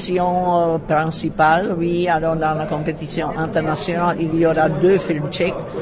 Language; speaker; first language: French; non-native, fluent; Czech